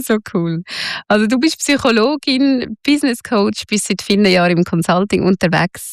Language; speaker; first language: German; native; German